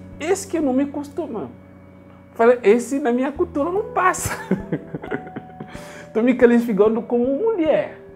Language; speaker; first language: Portuguese; non-native, learner; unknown